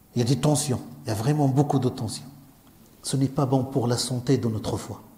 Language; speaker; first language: French; non-native, local second language; Arabic